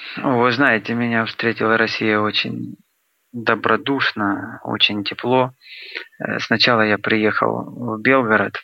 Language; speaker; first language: Russian; native; Russian